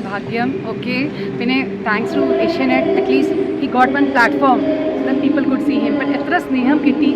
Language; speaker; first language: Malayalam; non-native, learner; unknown